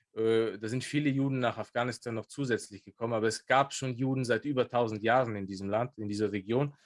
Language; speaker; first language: German; early bilingual, other home language; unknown